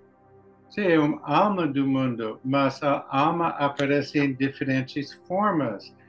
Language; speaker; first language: Portuguese; non-native, learner; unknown